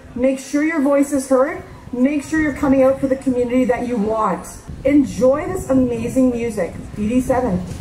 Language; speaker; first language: English; native; English